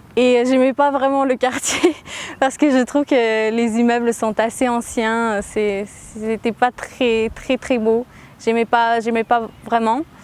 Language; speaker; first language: French; early bilingual, other home language; Armenian